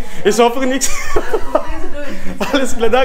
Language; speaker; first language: German; non-native, learner; Filipino